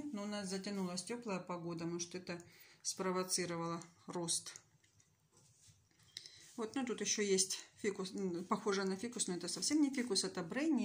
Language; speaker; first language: Russian; native; Russian